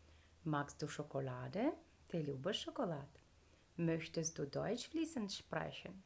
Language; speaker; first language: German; non-native, fluent; Ukrainian